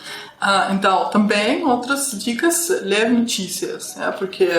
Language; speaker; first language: Portuguese; non-native, fluent; Russian